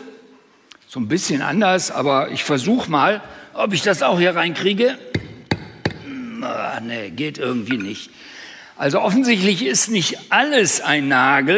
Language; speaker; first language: German; native; German